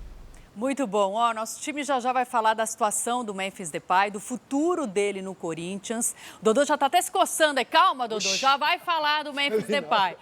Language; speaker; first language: Portuguese; native; Portuguese